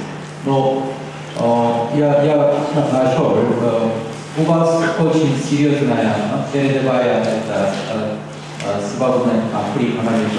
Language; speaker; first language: Russian; non-native, learner; Korean